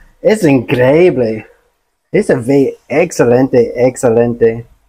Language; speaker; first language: Spanish; non-native, learner; English